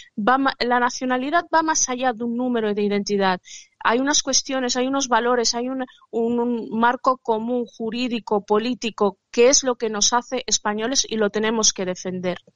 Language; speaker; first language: Spanish; early bilingual, other home language; Arabic